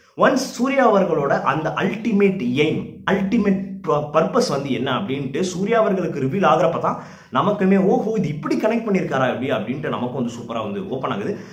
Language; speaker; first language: Tamil; native; Tamil